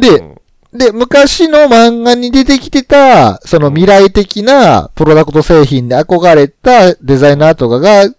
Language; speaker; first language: Japanese; native; Japanese